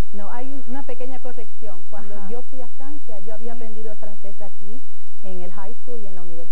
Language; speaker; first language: Spanish; early bilingual, other home language; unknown